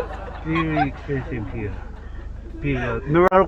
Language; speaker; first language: English; non-native, local second language; Filipino